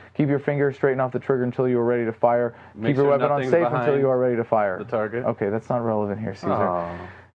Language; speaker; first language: English; native; English